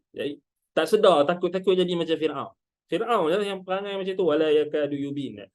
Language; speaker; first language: Malay; native; Malay